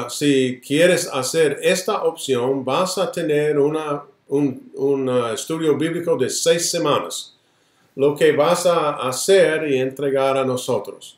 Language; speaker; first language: Spanish; non-native, fluent; English